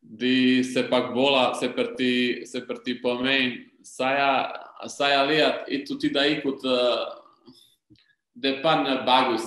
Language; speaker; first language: Indonesian; non-native, learner; Serbian